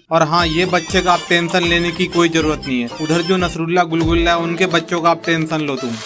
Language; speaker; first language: Hindi; native; Hindi